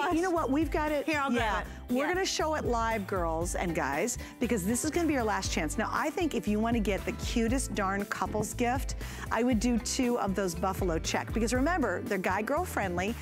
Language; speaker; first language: English; native; English